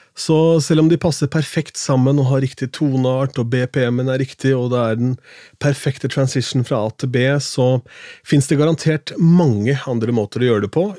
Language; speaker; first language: Norwegian; native; Norwegian